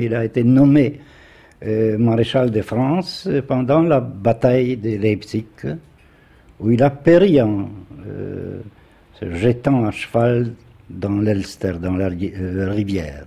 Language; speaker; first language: French; non-native, fluent; Polish